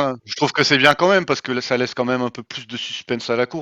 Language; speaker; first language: French; native; French